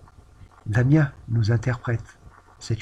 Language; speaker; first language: French; native; French